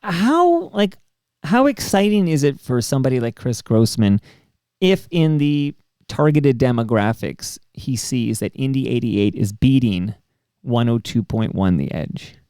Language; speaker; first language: English; native; English